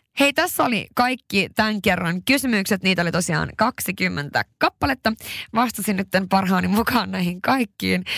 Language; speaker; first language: Finnish; early bilingual, heritage; Finnish